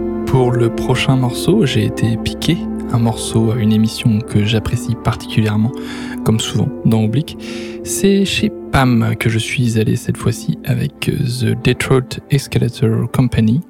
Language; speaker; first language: French; native; French